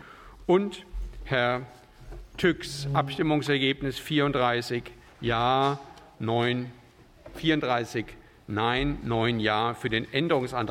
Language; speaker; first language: German; native; German